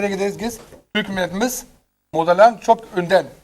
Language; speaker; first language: Turkish; early bilingual, heritage; Turkish